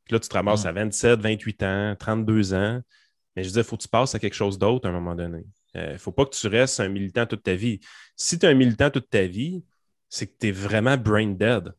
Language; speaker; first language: French; native; French